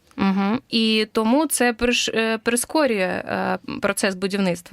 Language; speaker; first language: Ukrainian; native; Ukrainian